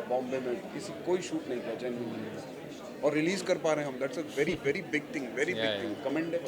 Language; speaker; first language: Hindi; native; Hindi